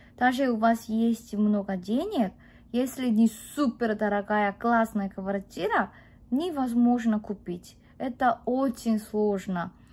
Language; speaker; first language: Russian; non-native, fluent; Korean